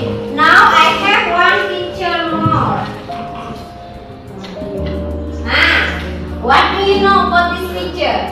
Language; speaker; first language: English; non-native, learner; Indonesian